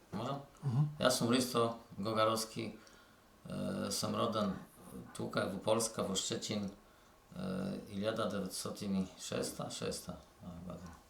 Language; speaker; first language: Macedonian; early bilingual, heritage; Polish